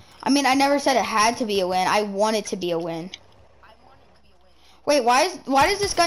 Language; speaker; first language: English; native; English